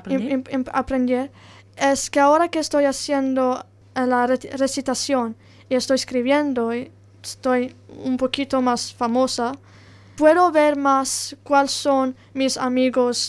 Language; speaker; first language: Spanish; non-native, learner; Italian